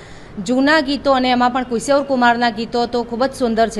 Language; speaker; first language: Gujarati; native; Gujarati